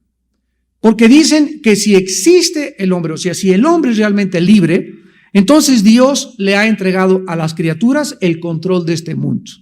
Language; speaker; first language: Spanish; native; Spanish